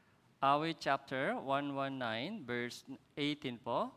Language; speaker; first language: Filipino; non-native, fluent; Korean